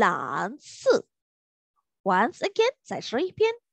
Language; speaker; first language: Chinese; non-native, fluent; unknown